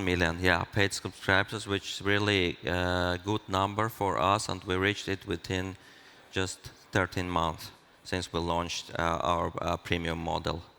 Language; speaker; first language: English; non-native, fluent; Armenian